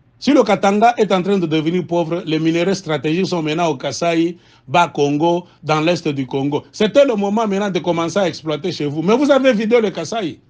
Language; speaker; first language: French; non-native, local second language; Swahili